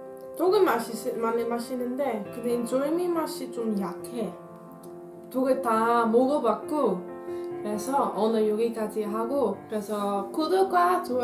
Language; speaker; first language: Korean; non-native, learner; Dutch